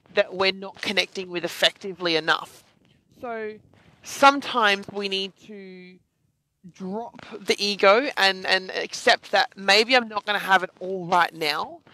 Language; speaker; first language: English; native; English